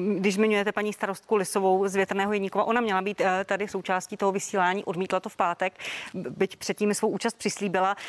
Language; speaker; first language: Czech; native; Czech